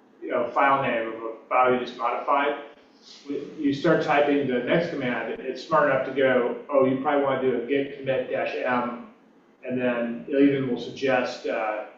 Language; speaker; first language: English; native; English